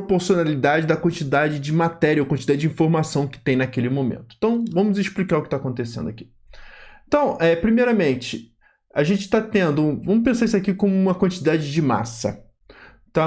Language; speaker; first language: Portuguese; native; Portuguese